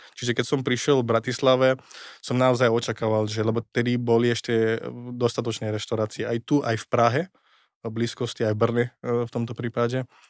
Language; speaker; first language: Slovak; non-native, fluent; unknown